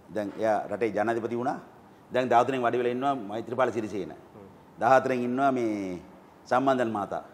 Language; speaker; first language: Sinhala; non-native, local second language; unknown